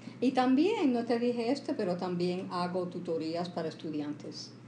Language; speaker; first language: Spanish; early bilingual, heritage; Spanish